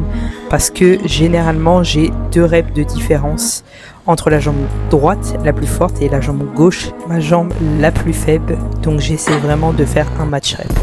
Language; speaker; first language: French; native; French